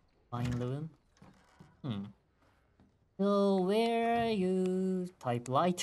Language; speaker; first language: English; non-native, learner; Japanese